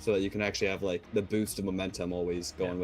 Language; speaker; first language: English; native; English